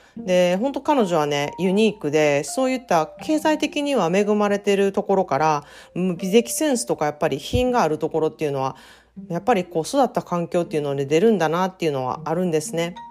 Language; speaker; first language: Japanese; native; Japanese